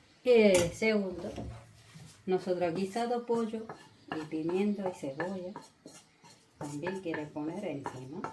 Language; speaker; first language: Spanish; non-native, learner; Malayalam